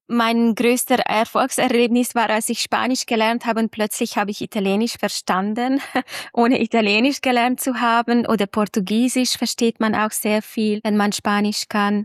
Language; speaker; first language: German; non-native, fluent; Hungarian